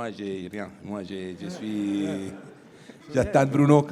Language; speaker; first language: French; non-native, fluent; Italian